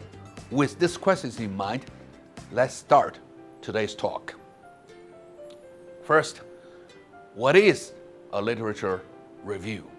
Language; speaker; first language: English; non-native, fluent; Chinese